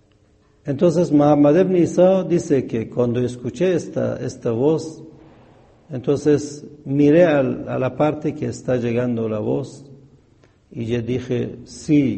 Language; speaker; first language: Spanish; non-native, fluent; Persian